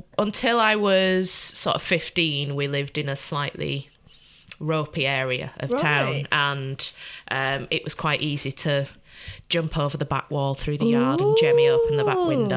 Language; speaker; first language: English; native; English